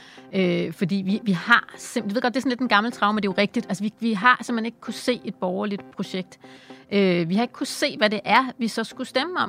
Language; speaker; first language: Danish; native; Danish